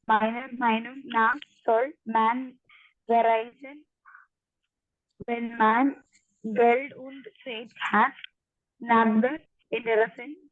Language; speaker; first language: German; non-native, learner; Malayalam